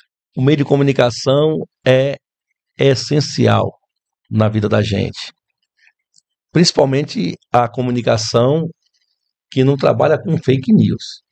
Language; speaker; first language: Portuguese; native; Portuguese